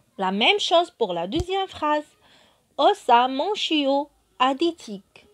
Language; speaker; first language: French; non-native, local second language; Arabic